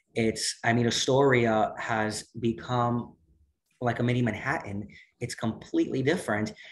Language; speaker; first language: English; native; English